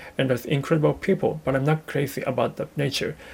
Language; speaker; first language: English; non-native, learner; Japanese